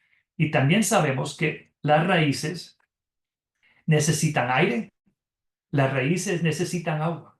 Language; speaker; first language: Spanish; non-native, fluent; English